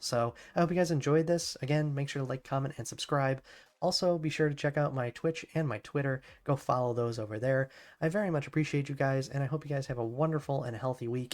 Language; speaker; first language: English; native; English